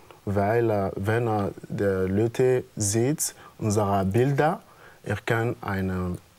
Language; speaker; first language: German; non-native, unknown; French